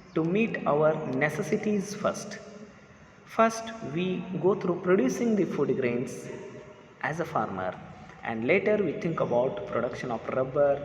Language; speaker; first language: English; non-native, local second language; Kannada